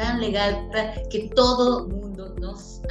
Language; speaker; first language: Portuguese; non-native, fluent; Spanish